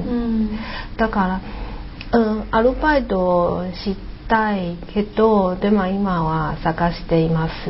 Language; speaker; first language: Japanese; non-native, learner; Chinese